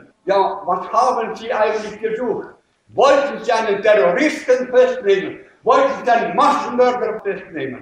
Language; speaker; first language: German; native; German